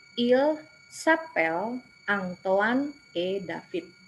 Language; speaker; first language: French; non-native, fluent; Indonesian